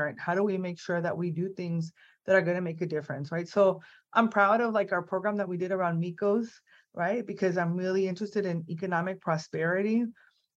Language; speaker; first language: English; non-native, fluent; Spanish